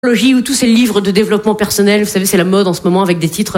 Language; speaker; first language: French; native; French